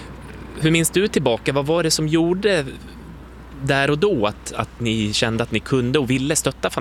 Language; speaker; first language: Swedish; native; Swedish